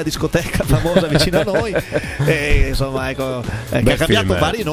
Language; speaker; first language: Italian; native; Italian